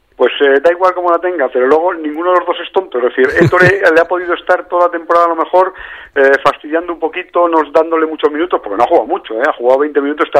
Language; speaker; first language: Spanish; native; Spanish